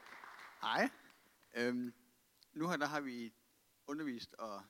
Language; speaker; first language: Danish; native; Danish